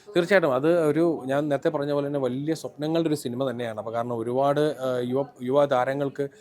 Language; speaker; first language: Malayalam; native; Malayalam